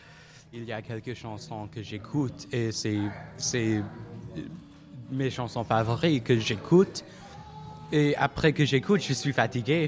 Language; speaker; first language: French; non-native, local second language; English